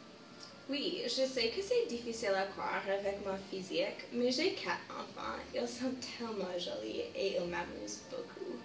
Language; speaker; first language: French; non-native, learner; English